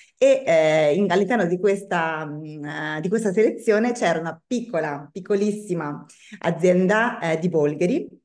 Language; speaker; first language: Italian; native; Italian